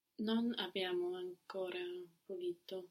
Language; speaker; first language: Italian; non-native, learner; English